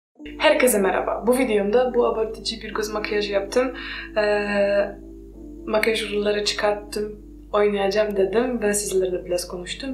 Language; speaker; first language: Turkish; non-native, fluent; Polish